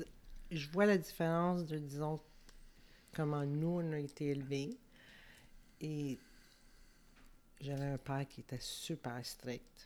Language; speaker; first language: French; native; French